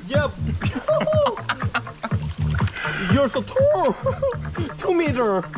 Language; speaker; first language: English; non-native, learner; Korean